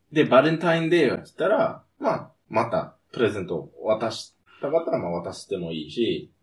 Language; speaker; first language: Japanese; non-native, fluent; English